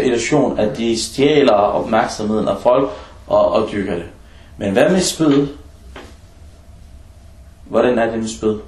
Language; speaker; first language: Danish; non-native, fluent; Arabic